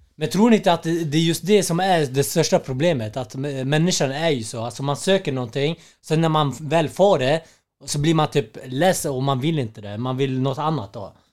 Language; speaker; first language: Swedish; early bilingual, other home language; Arabic